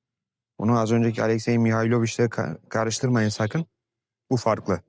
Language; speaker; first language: Turkish; native; Turkish